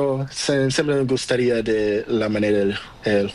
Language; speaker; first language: Spanish; non-native, learner; Portuguese